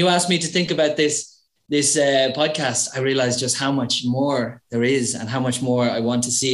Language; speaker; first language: English; native; English